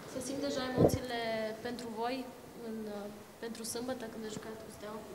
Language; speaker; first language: Romanian; native; Romanian